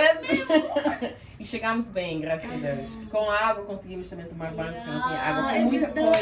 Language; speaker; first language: Portuguese; early bilingual, heritage; Portuguese